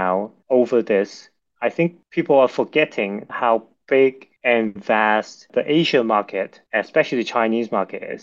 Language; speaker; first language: English; non-native, local second language; Cantonese